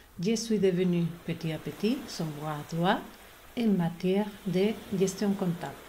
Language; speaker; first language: French; non-native, fluent; Spanish